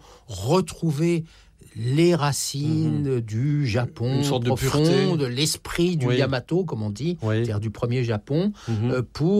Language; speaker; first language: French; native; French